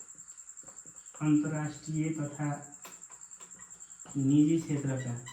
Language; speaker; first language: Nepali; native; Nepali